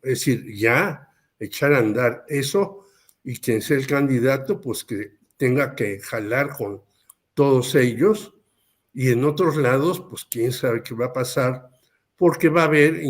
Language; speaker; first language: Spanish; native; Spanish